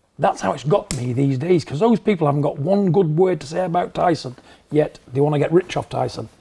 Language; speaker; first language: English; native; English